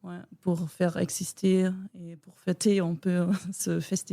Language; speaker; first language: French; non-native, learner; German